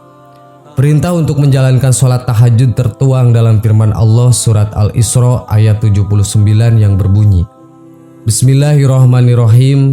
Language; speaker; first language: Indonesian; native; Indonesian